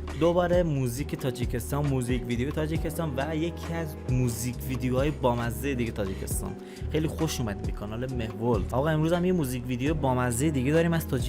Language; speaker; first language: Persian; native; Persian